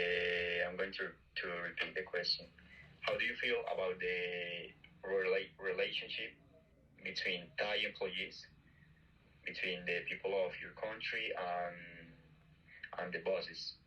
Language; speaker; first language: English; non-native, fluent; Spanish